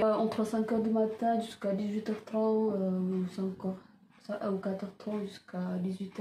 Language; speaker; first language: French; non-native, learner; Indonesian